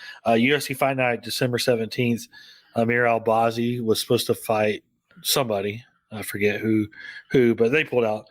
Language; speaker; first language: English; native; English